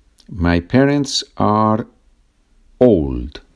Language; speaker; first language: English; non-native, fluent; Spanish